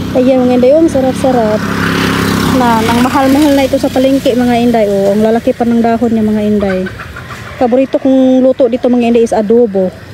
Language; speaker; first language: Filipino; non-native, local second language; Cebuano